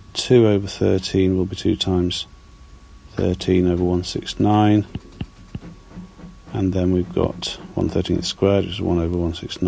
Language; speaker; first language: English; native; English